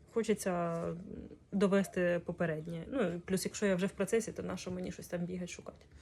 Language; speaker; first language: Ukrainian; non-native, local second language; Russian